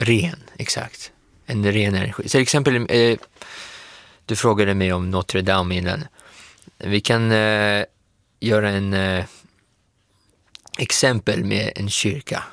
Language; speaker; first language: Swedish; non-native, fluent; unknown